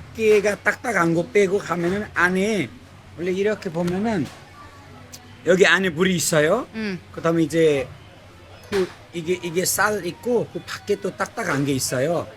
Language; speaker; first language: Korean; non-native, fluent; Nepali